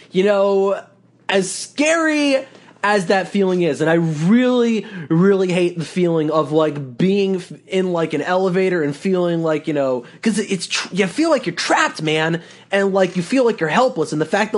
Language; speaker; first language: English; native; English